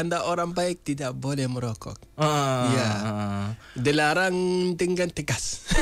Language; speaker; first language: Indonesian; non-native, learner; Hausa